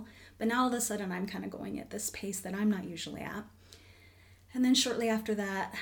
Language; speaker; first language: English; native; English